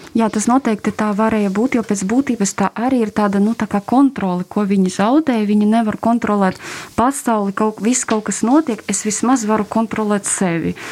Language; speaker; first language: Latvian; non-native, local second language; Russian